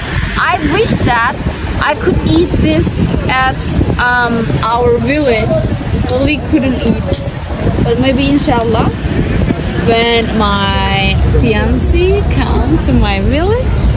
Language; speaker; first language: English; non-native, learner; Turkish